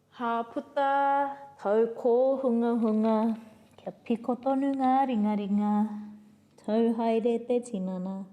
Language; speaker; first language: Māori; non-native, local second language; English